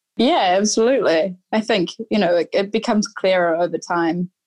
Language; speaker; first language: English; native; English